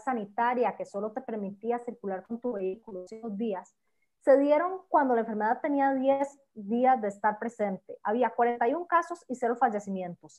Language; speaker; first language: Spanish; native; Spanish